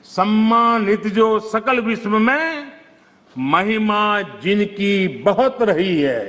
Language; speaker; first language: Hindi; non-native, local second language; Gujarati